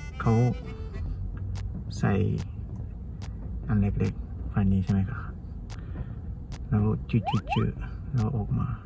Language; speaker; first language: Thai; non-native, learner; Japanese